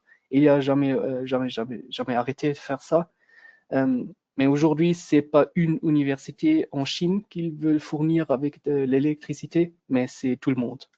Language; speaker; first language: French; non-native, local second language; German